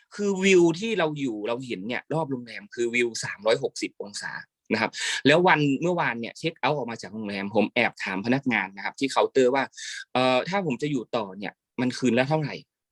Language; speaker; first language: Thai; native; Thai